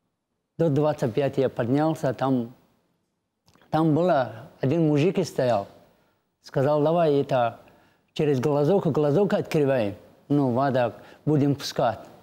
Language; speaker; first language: Russian; non-native, learner; Tajik